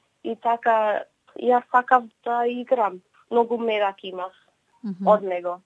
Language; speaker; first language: Macedonian; early bilingual, heritage; Macedonian